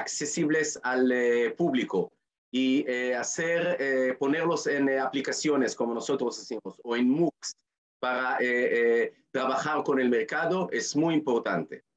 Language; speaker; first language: Spanish; non-native, fluent; Hebrew